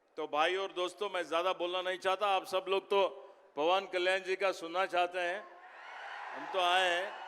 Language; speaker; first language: Hindi; non-native, local second language; Kannada